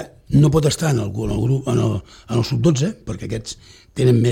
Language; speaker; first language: Catalan; native; Catalan